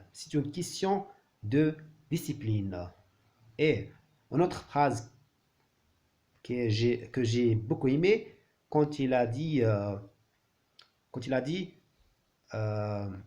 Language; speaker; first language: French; non-native, learner; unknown